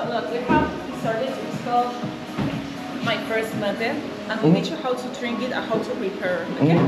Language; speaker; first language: English; non-native, fluent; Spanish